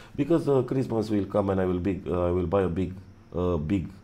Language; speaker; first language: English; non-native, learner; Romanian